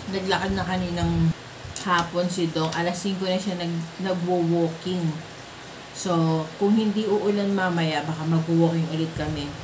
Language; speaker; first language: Filipino; native; Filipino